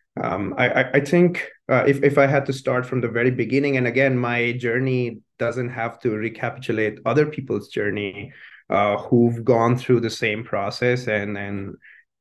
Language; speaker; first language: English; non-native, local second language; Hindi